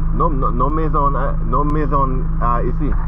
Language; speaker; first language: French; non-native, learner; English